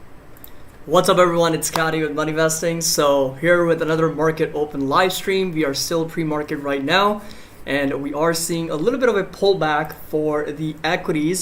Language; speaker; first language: English; native; English